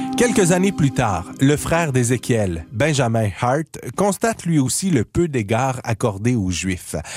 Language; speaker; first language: French; native; French